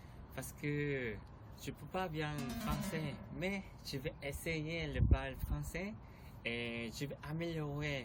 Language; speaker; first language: French; non-native, learner; Korean